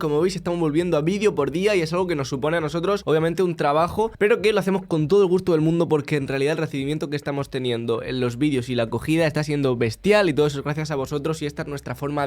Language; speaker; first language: Spanish; native; Spanish